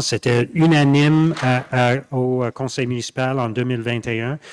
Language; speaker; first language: French; non-native, local second language; English